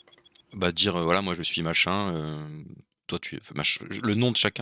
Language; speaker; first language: French; native; French